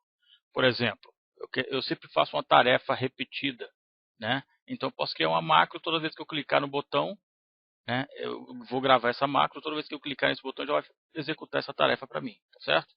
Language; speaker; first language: Portuguese; native; Portuguese